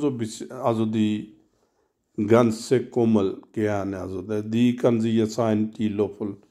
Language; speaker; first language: German; non-native, learner; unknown